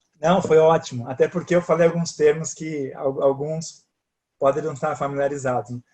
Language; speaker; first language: Portuguese; native; Portuguese